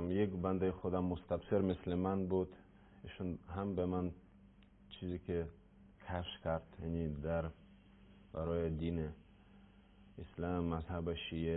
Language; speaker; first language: Persian; non-native, learner; Russian